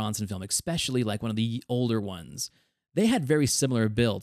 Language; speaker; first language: English; native; English